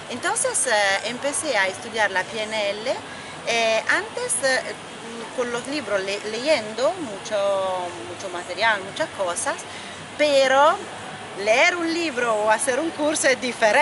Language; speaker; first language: Spanish; non-native, fluent; Italian